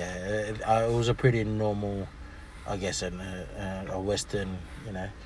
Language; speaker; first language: English; non-native, local second language; Fijian